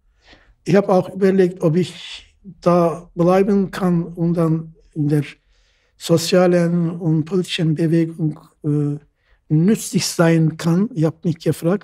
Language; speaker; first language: German; non-native, fluent; Turkish